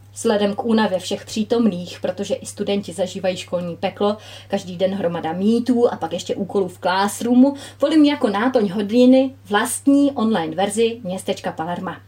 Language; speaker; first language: Czech; native; Czech